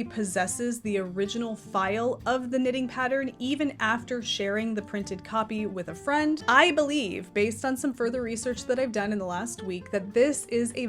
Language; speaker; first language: English; native; English